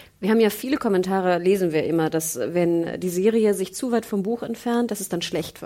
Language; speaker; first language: German; native; German